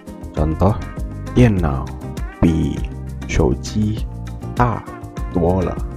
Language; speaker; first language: Chinese; non-native, fluent; Indonesian